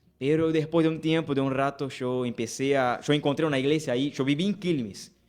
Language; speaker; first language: Spanish; non-native, fluent; Portuguese